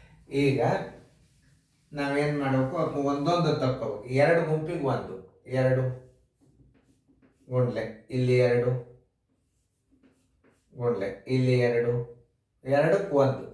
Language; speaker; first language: Kannada; native; Kannada